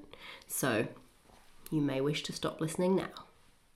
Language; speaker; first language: English; native; English